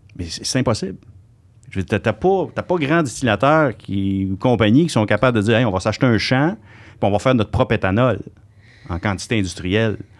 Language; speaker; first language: French; native; French